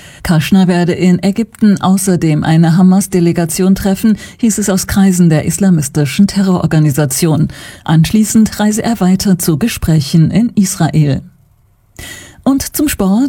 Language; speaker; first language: German; native; German